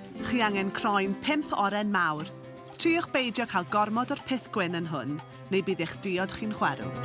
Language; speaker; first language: Welsh; native; Welsh